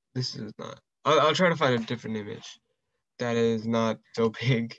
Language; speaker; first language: English; early bilingual, other home language; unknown